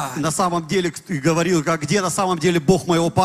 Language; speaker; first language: Russian; native; Russian